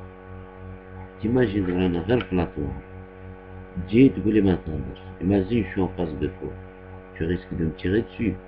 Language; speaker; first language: French; non-native, local second language; Arabic